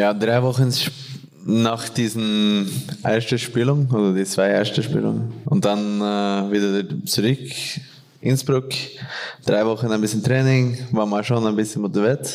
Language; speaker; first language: German; non-native, fluent; Norwegian